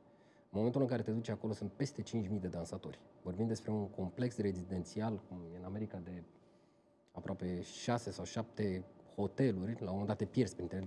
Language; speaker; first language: Romanian; native; Romanian